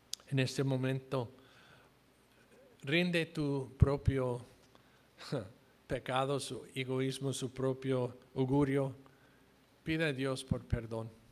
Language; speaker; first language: Spanish; non-native, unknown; English